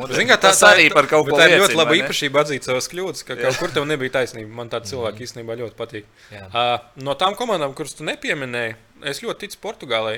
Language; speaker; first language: Latvian; early bilingual, other home language; Lithuanian